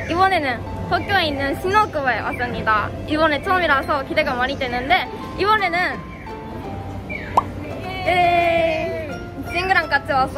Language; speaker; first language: Korean; non-native, fluent; Japanese